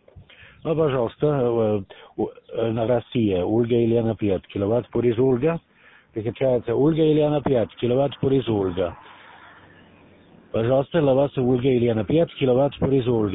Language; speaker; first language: Russian; non-native, learner; German